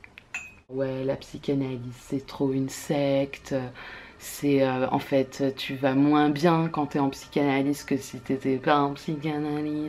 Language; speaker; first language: French; native; French